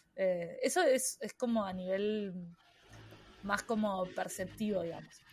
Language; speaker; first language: Spanish; native; Spanish